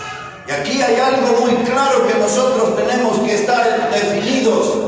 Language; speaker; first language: Spanish; native; Spanish